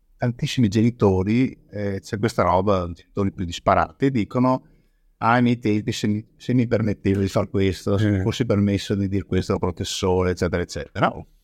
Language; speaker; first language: Italian; native; Italian